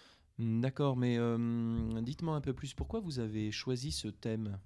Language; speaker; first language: French; native; French